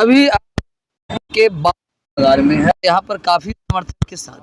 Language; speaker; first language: Hindi; native; Hindi